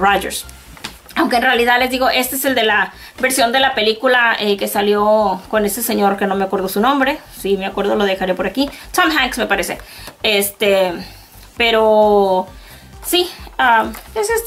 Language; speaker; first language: Spanish; native; Spanish